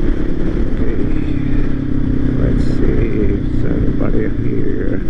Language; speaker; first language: English; non-native, fluent; Portuguese